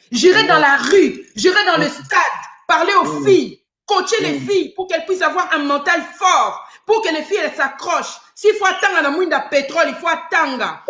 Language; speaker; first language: French; non-native, local second language; Lingala